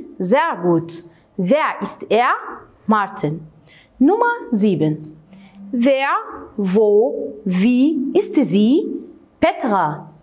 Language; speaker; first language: German; non-native, fluent; Arabic